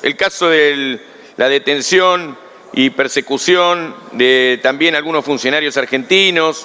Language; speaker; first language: Spanish; native; Spanish